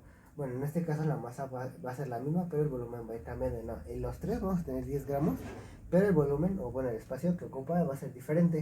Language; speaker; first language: Spanish; native; Spanish